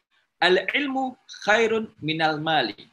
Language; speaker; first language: Arabic; non-native, fluent; Indonesian